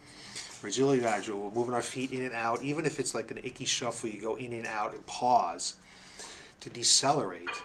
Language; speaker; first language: English; native; English